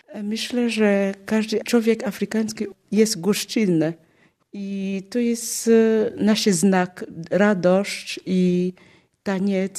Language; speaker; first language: Polish; non-native, learner; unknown